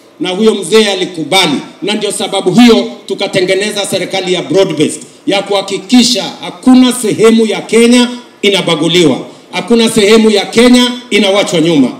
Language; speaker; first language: Swahili; non-native, local second language; Kalenjin